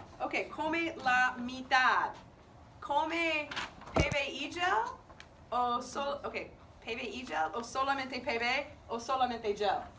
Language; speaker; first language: Spanish; non-native, learner; English